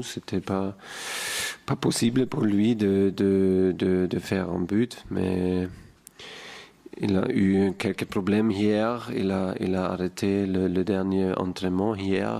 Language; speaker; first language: French; non-native, fluent; German